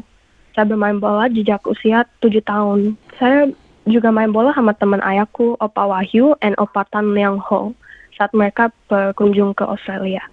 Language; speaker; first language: Indonesian; early bilingual, heritage; English